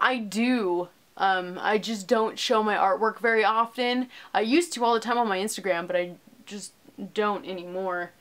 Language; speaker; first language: English; native; English